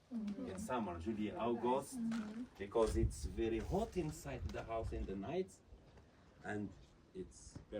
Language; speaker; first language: English; non-native, learner; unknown